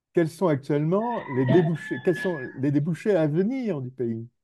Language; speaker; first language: French; native; French